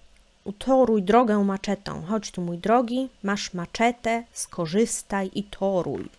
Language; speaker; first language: Polish; native; Polish